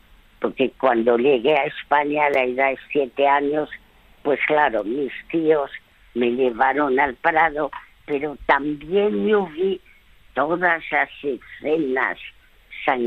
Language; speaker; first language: Spanish; early bilingual, other home language; French